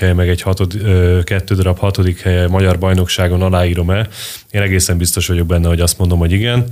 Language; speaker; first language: Hungarian; native; Hungarian